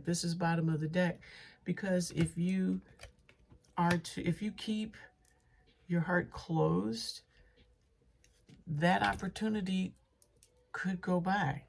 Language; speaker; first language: English; native; English